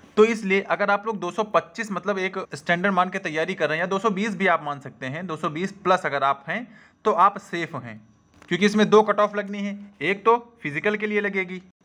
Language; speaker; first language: Hindi; native; Hindi